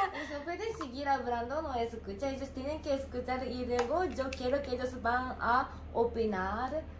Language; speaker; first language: Spanish; non-native, learner; Japanese